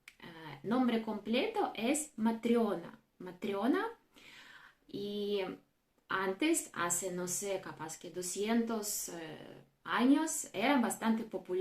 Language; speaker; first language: Spanish; non-native, fluent; Russian